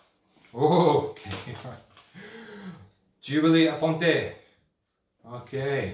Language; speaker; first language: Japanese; non-native, learner; English